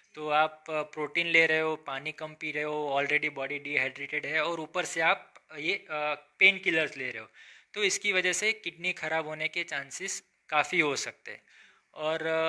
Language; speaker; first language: Hindi; non-native, local second language; Gujarati